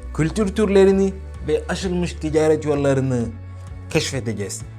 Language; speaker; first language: Turkish; non-native, fluent; Arabic